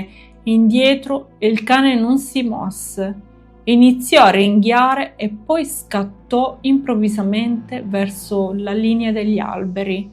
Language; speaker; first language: Italian; native; Italian